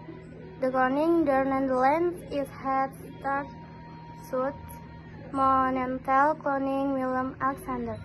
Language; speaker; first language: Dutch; non-native, learner; Indonesian